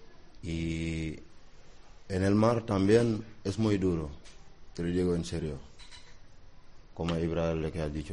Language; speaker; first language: Spanish; non-native, learner; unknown